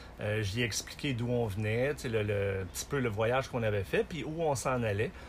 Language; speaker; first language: French; native; French